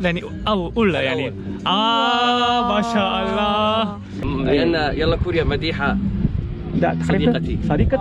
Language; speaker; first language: Arabic; non-native, learner; Korean